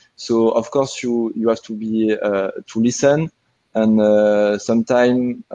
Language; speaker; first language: English; non-native, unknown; French